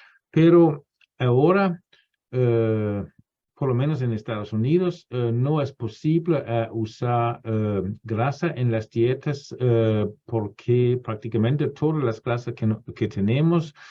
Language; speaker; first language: Spanish; non-native, fluent; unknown